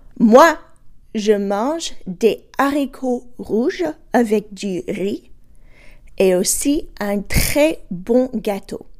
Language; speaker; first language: French; non-native, fluent; English